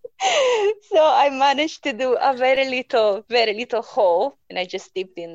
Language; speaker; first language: English; non-native, fluent; Italian